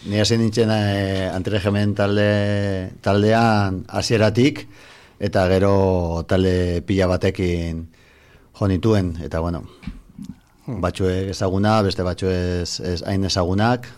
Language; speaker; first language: Basque; non-native, local second language; Spanish